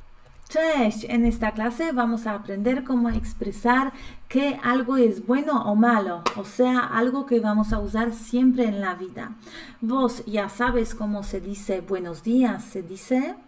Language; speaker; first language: Spanish; non-native, fluent; Polish